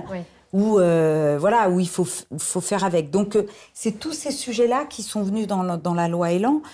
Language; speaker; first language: French; native; French